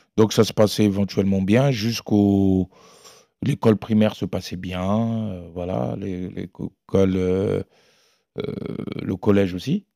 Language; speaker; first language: French; early bilingual, other home language; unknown